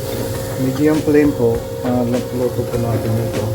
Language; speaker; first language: Filipino; non-native, local second language; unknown